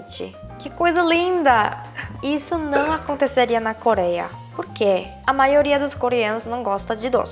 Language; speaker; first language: Portuguese; non-native, fluent; Korean